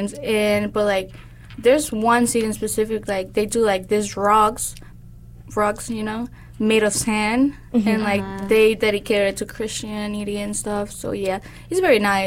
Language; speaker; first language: English; non-native, fluent; Spanish